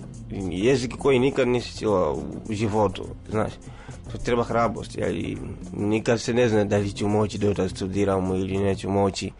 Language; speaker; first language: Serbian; non-native, learner; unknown